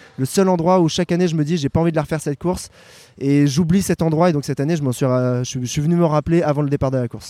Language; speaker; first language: French; native; French